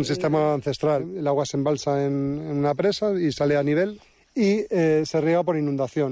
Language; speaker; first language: Spanish; native; Spanish